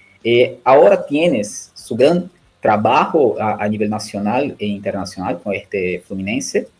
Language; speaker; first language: Spanish; non-native, learner; Portuguese